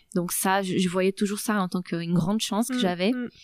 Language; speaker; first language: French; non-native, fluent; Portuguese